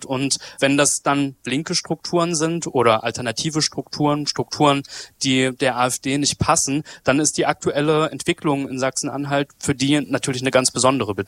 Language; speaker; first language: German; native; German